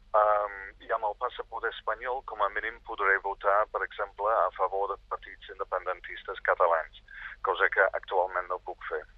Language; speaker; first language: Catalan; non-native, fluent; English